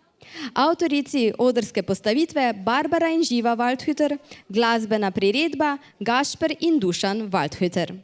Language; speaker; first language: Slovenian; native; Slovenian